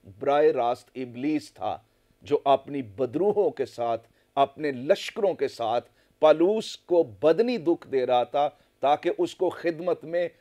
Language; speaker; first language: Urdu; non-native, local second language; Punjabi